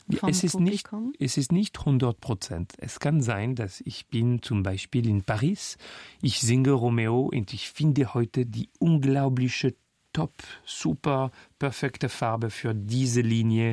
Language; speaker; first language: German; non-native, fluent; French